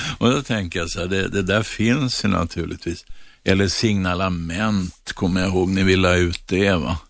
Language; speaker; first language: Swedish; native; Swedish